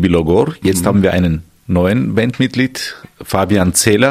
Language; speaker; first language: German; non-native, fluent; Armenian